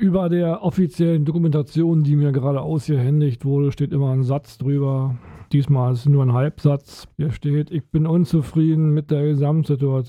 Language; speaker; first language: German; native; German